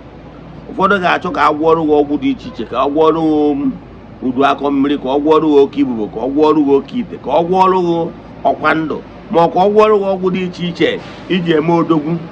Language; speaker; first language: Igbo; native; Igbo